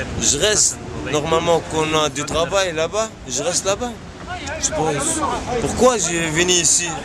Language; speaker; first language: French; non-native, learner; Arabic